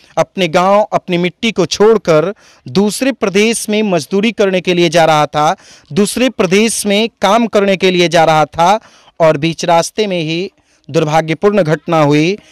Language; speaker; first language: Hindi; native; Hindi